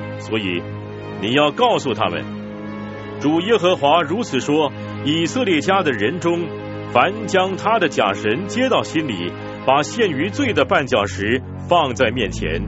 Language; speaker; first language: Chinese; native; Chinese